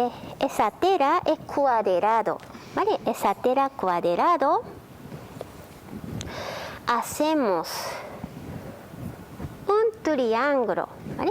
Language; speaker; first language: Spanish; non-native, learner; Japanese